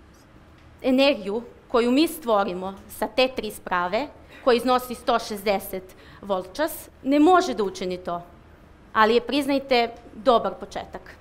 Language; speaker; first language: Serbian; native; Serbian